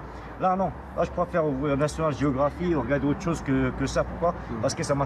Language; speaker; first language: French; native; French